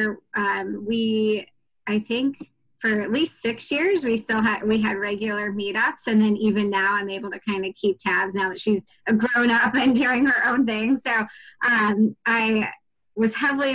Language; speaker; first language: English; native; English